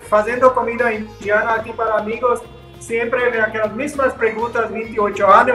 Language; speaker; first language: Portuguese; non-native, fluent; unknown